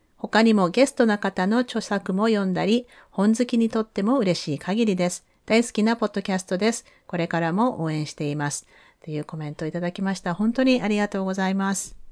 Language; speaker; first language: Japanese; native; Japanese